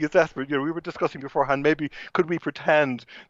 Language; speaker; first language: English; native; English